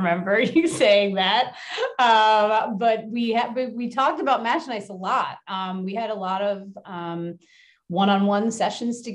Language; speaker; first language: English; native; English